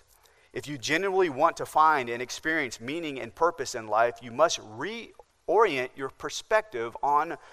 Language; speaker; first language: English; native; English